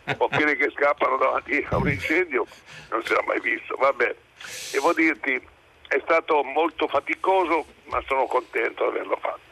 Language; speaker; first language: Italian; native; Italian